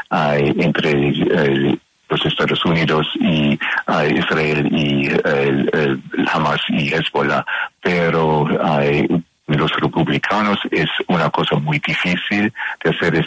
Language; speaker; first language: Spanish; non-native, learner; English